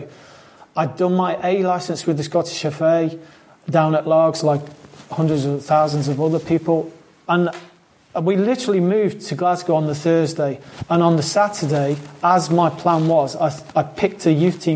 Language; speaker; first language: English; native; English